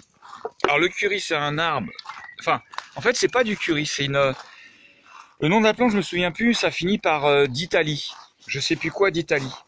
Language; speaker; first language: French; native; French